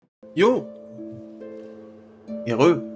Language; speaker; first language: French; native; French